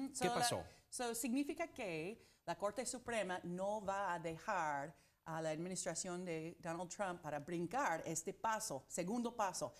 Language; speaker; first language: Spanish; non-native, fluent; English